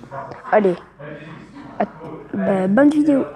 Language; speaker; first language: French; native; French